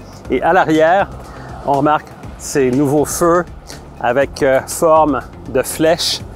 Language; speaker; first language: French; native; French